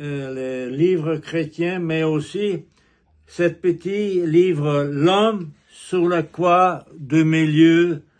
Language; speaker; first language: French; non-native, fluent; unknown